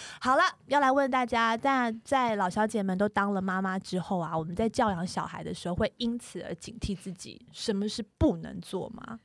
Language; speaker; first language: Chinese; native; Chinese